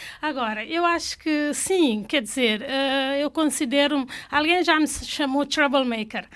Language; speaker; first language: Portuguese; non-native, local second language; Fula